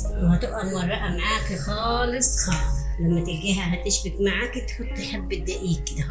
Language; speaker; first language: Arabic; native; Arabic